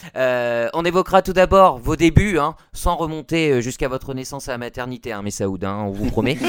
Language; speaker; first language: French; native; French